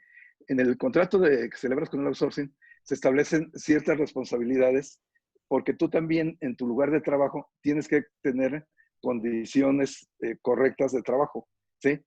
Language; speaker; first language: Spanish; native; Spanish